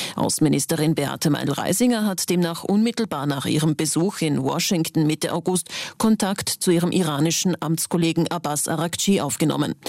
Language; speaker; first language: German; native; German